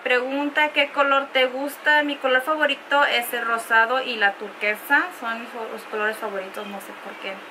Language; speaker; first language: Spanish; early bilingual, heritage; Spanish